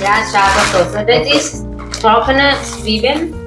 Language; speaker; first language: German; non-native, learner; Thai